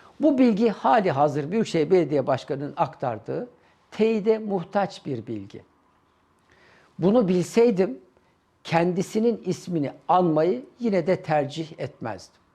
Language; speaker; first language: Turkish; native; Turkish